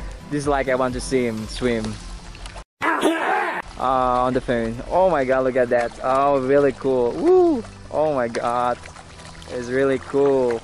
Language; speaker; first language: English; non-native, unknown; Indonesian